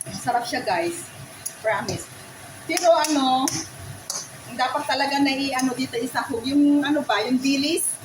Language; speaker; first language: Filipino; native; Filipino